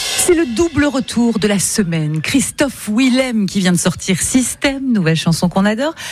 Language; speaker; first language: French; native; French